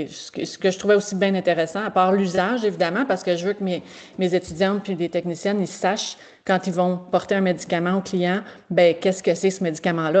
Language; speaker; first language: French; native; French